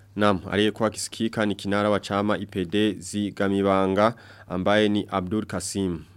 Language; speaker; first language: Swahili; non-native, local second language; Rundi